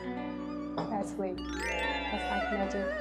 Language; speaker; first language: English; non-native, learner; Chinese